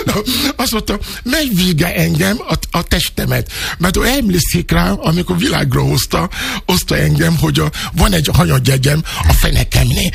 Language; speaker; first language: Hungarian; non-native, learner; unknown